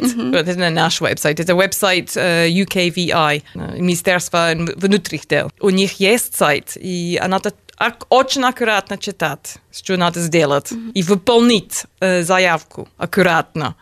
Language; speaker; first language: Russian; non-native, learner; English